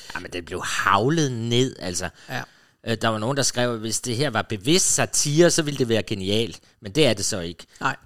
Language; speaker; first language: Danish; native; Danish